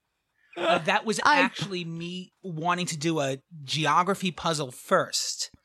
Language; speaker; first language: English; native; English